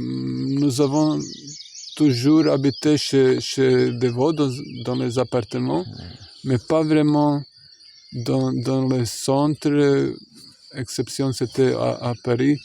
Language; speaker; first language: French; non-native, fluent; Croatian